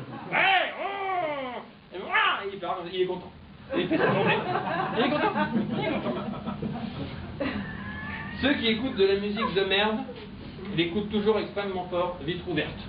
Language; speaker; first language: French; native; French